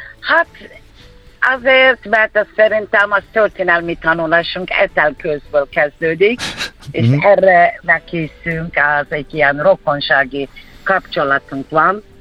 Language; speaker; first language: Hungarian; non-native, fluent; Turkish